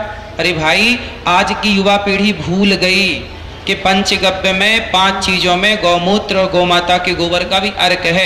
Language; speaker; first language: Hindi; native; Hindi